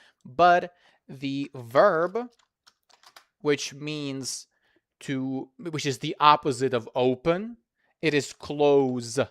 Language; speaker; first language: English; non-native, fluent; Serbian